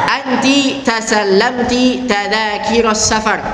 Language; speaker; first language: Arabic; non-native, fluent; Indonesian